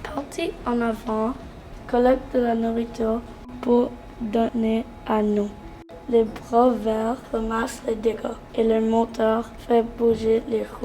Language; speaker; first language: French; non-native, local second language; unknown